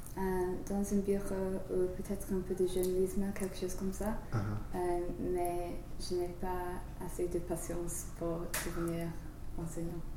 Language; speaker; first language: French; non-native, learner; English